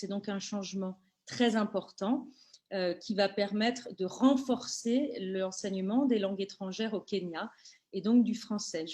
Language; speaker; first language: French; native; French